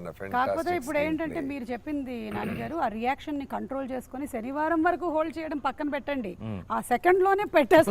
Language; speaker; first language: Telugu; native; Telugu